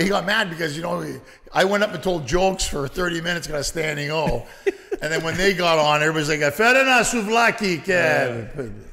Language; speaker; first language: English; early bilingual, other home language; Greek